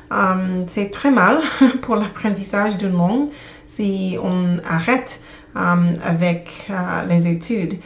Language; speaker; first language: French; non-native, learner; English